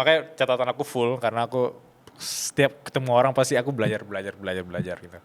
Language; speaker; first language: Indonesian; native; Indonesian